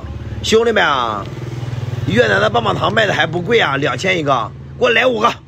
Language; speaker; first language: Chinese; native; Chinese